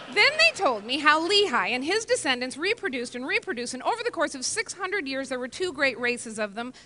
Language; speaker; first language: English; native; English